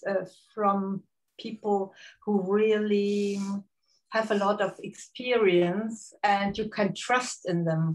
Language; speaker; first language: English; non-native, fluent; German